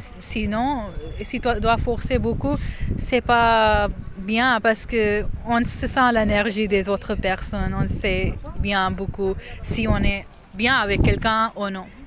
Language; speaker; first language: French; non-native, fluent; Urdu